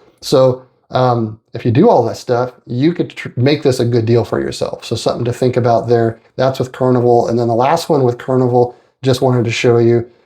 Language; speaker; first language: English; native; English